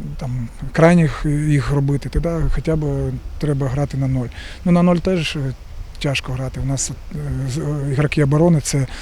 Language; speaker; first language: Ukrainian; non-native, local second language; Russian